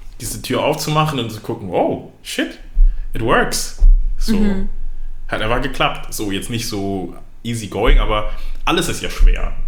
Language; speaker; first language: German; early bilingual, other home language; Lingala